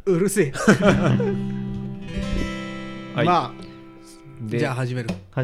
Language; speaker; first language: Japanese; native; Japanese